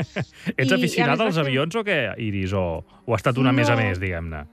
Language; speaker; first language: Catalan; native; Catalan